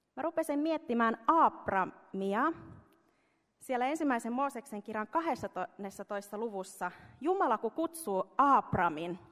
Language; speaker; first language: Finnish; early bilingual, heritage; Finnish